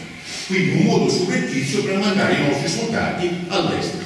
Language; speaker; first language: Italian; native; Italian